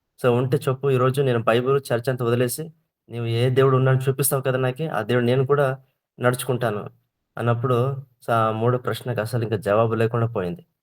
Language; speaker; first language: Telugu; non-native, local second language; Kannada